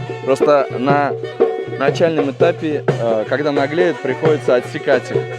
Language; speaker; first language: Russian; native; Russian